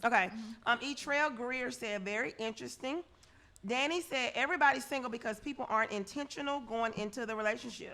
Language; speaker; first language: English; native; English